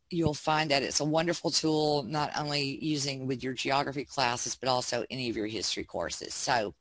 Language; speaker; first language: English; native; English